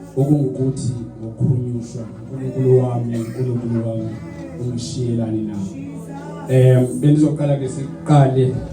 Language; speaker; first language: Zulu; non-native, local second language; Xhosa